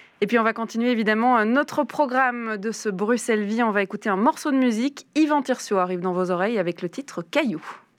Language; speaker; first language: French; native; French